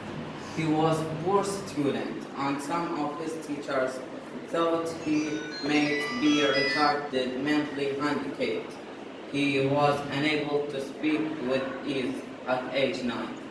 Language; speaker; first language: English; non-native, learner; Arabic